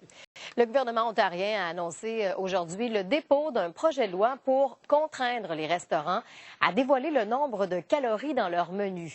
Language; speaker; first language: French; native; French